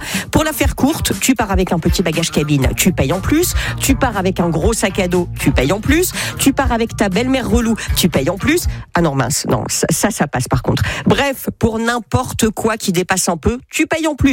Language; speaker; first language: French; native; French